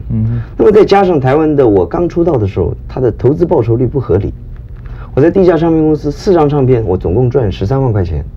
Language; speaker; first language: Chinese; early bilingual, heritage; Chinese